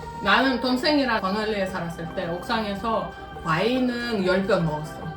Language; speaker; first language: Korean; non-native, fluent; Russian